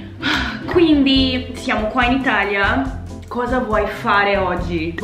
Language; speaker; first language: Italian; non-native, learner; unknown